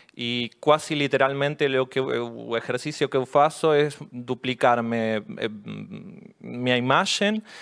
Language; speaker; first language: Portuguese; non-native, learner; Spanish